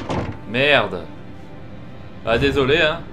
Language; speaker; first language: French; native; French